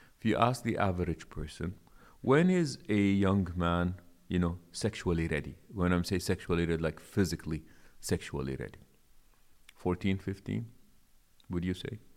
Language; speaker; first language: English; non-native, local second language; Arabic